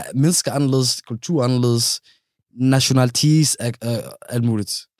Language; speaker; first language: Danish; early bilingual, other home language; Somali